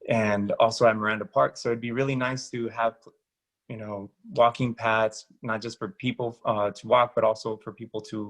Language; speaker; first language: English; early bilingual, other home language; Spanish